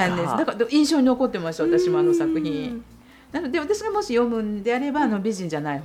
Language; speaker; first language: Japanese; native; Japanese